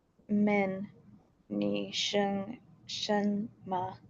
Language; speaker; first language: Chinese; non-native, learner; English